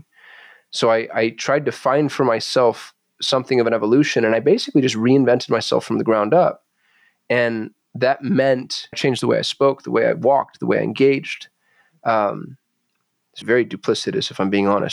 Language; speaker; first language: English; native; English